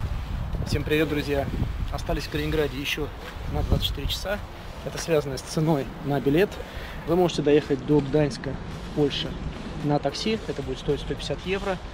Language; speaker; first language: Russian; native; Russian